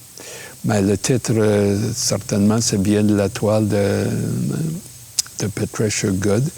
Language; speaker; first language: French; non-native, local second language; English